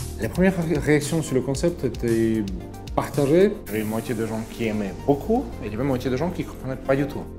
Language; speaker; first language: French; non-native, fluent; Ukrainian